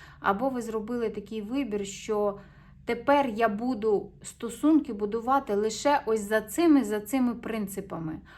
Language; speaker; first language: Ukrainian; non-native, local second language; Russian